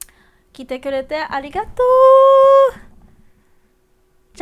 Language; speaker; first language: Japanese; non-native, learner; English